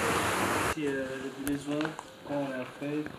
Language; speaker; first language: French; non-native, learner; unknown